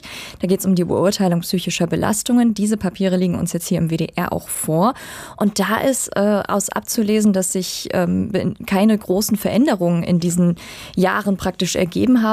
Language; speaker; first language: German; native; German